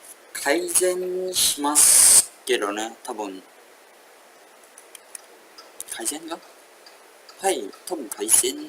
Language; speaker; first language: Japanese; non-native, learner; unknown